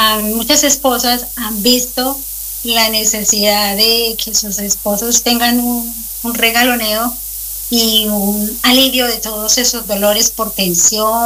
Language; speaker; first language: Spanish; native; Spanish